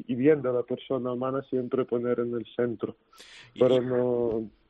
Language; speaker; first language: Spanish; non-native, fluent; Ukrainian